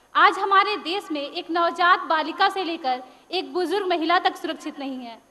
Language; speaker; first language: Hindi; native; Hindi